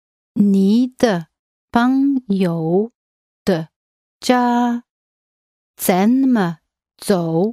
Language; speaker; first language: Chinese; non-native, learner; English